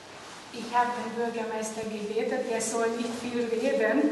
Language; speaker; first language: German; non-native, fluent; Hungarian